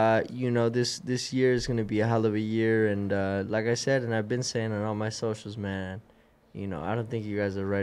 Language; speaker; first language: English; native; English